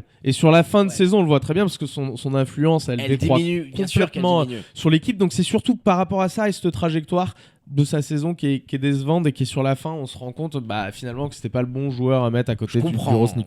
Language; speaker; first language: French; native; French